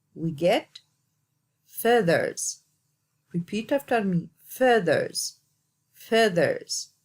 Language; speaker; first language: English; non-native, learner; Arabic